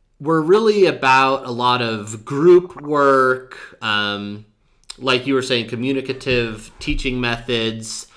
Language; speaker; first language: English; native; English